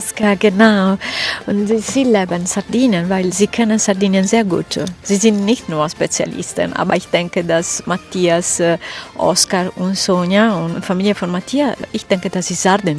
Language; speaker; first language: German; non-native, fluent; Italian